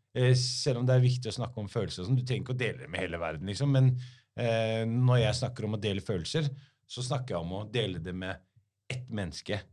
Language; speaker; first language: Norwegian; early bilingual, other home language; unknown